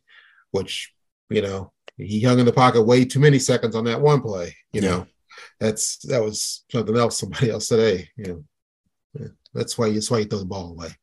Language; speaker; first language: English; native; English